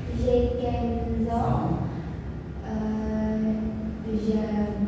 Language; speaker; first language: French; non-native, learner; Indonesian